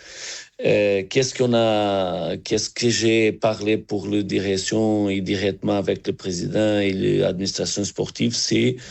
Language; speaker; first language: French; non-native, learner; Portuguese